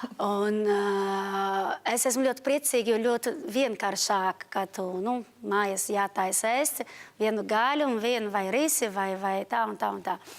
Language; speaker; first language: Latvian; non-native, learner; Portuguese